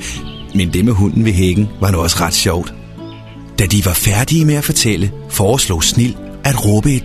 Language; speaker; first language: Danish; native; Danish